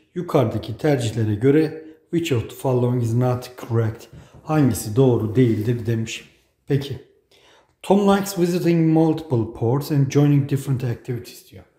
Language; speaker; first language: English; non-native, fluent; Turkish